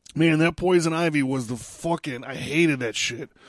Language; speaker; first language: English; native; English